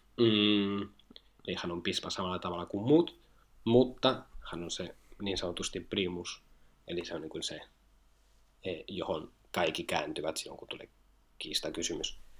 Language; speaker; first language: Finnish; non-native, fluent; Spanish